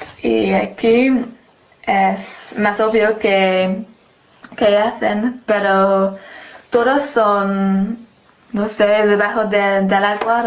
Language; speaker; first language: Spanish; non-native, learner; English